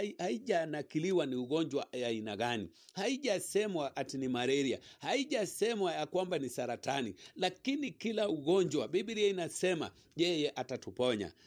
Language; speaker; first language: Swahili; native; Swahili